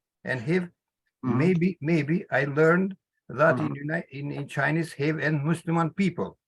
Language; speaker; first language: English; non-native, learner; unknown